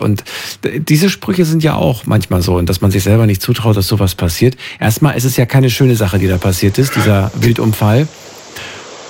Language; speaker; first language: German; native; German